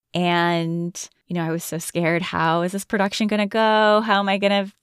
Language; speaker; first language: English; native; English